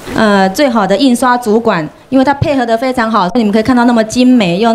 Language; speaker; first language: Chinese; native; Chinese